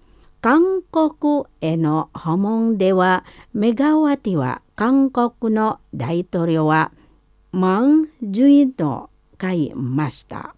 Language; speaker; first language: Japanese; non-native, learner; Indonesian